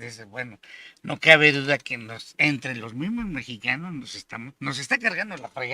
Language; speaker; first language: Spanish; native; Spanish